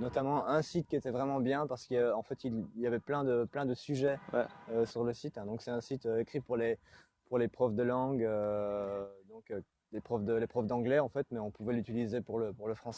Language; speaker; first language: French; native; French